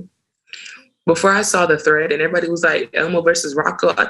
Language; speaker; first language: English; native; English